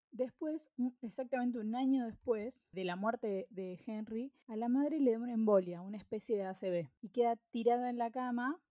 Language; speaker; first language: Spanish; native; Spanish